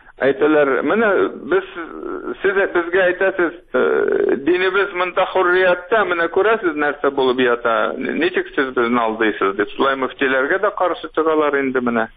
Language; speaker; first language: Tatar; native; Tatar